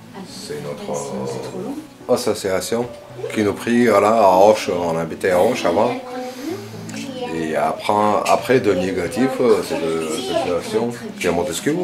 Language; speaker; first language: French; non-native, learner; Chechen